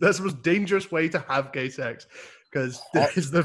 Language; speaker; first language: English; native; English